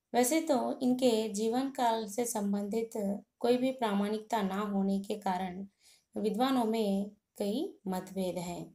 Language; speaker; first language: Hindi; non-native, local second language; Telugu